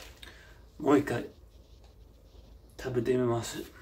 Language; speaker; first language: Japanese; non-native, learner; English